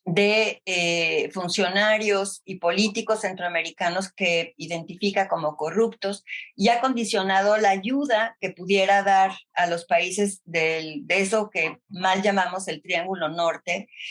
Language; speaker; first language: Spanish; native; Spanish